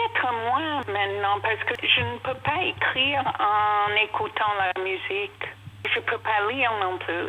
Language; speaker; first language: French; non-native, fluent; English